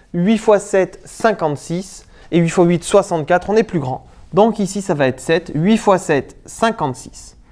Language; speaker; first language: French; native; French